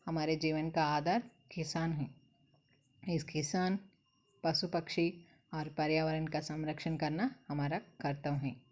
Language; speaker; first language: Hindi; non-native, local second language; Telugu